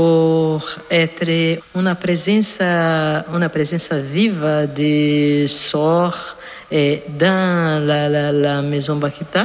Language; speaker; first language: French; non-native, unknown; Portuguese